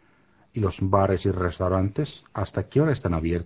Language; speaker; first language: Spanish; non-native, fluent; Finnish